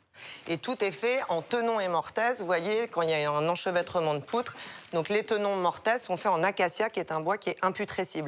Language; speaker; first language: French; native; French